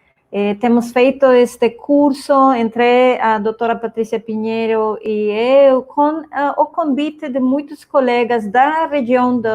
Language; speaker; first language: Portuguese; non-native, fluent; Spanish